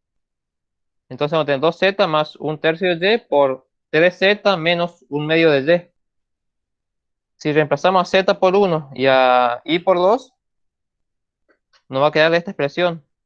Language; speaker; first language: Spanish; native; Spanish